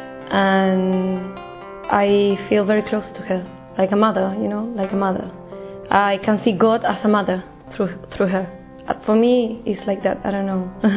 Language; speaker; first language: English; non-native, fluent; Spanish